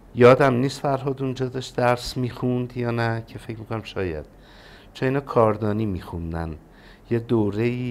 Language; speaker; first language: Persian; non-native, local second language; Azerbaijani